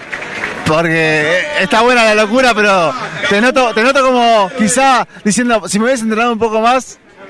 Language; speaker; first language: Spanish; native; Spanish